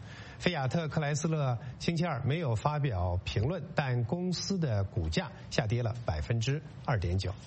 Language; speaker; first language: Chinese; native; Chinese